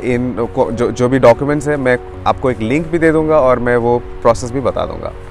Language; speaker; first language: Hindi; native; Hindi